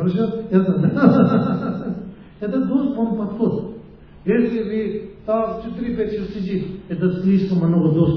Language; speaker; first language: Russian; non-native, learner; Tibetan